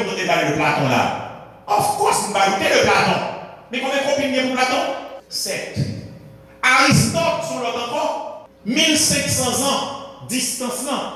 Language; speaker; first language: French; non-native, local second language; Haitian Creole